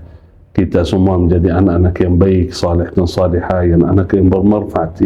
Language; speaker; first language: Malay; non-native, fluent; Arabic